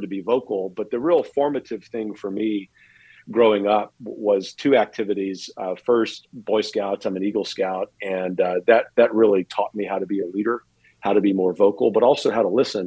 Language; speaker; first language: English; native; English